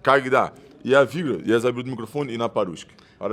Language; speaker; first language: Russian; non-native, learner; Portuguese